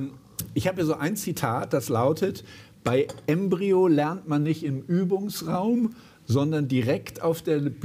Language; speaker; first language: German; native; German